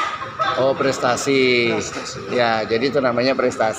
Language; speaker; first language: Indonesian; native; Indonesian